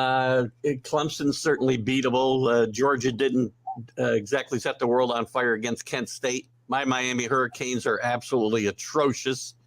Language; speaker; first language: English; native; English